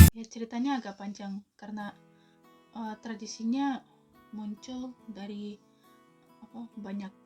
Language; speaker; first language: Malay; non-native, fluent; Russian